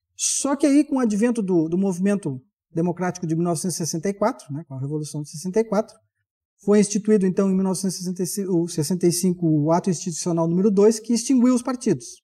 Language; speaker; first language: Portuguese; native; Portuguese